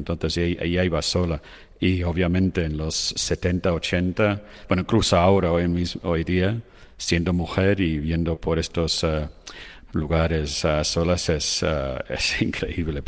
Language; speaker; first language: Spanish; non-native, fluent; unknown